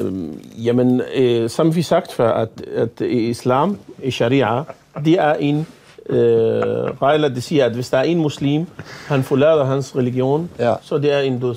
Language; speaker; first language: Danish; non-native, fluent; Arabic